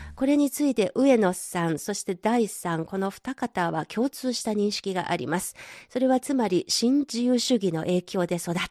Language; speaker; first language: Japanese; non-native, fluent; Chinese